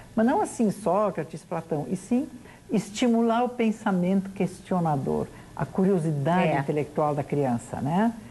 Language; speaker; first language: Portuguese; native; Portuguese